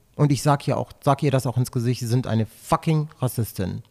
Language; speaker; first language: German; native; German